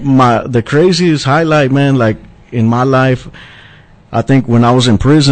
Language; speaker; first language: English; native; English